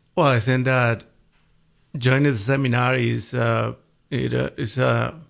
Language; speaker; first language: English; non-native, fluent; Spanish